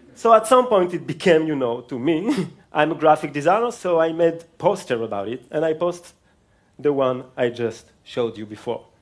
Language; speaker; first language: English; non-native, fluent; Hebrew